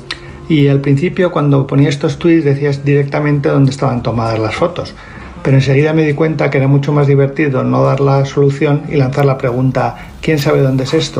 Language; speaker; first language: Spanish; native; Spanish